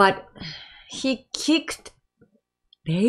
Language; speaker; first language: English; non-native, learner; Japanese